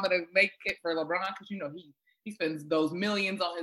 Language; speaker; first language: English; non-native, local second language; Shona